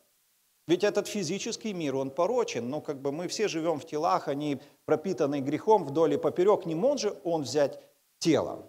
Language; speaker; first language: Russian; native; Russian